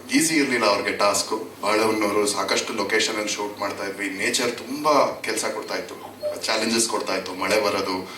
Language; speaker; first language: Kannada; native; Kannada